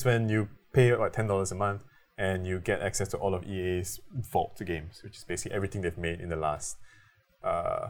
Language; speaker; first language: English; native; English